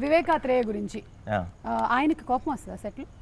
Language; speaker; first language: Telugu; native; Telugu